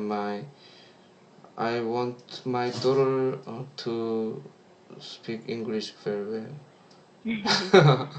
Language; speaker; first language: English; non-native, learner; Korean